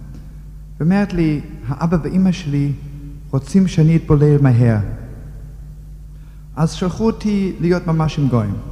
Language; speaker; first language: Hebrew; non-native, fluent; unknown